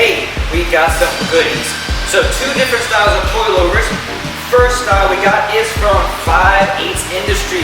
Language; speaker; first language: English; native; English